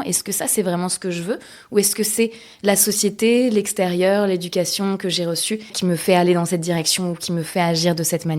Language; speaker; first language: French; native; French